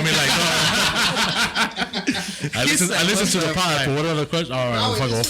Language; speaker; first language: English; early bilingual, other home language; Spanish